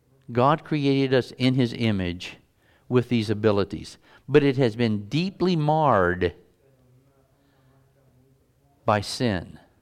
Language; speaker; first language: English; native; English